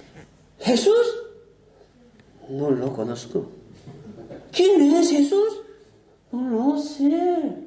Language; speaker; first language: Spanish; non-native, fluent; Korean